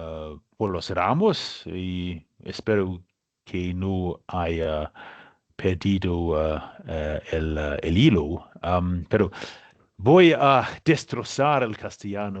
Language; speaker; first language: Spanish; non-native, learner; English